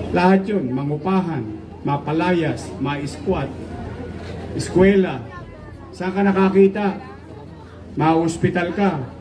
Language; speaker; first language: Filipino; native; Filipino